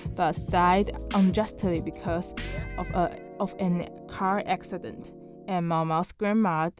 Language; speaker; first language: English; non-native, learner; Chinese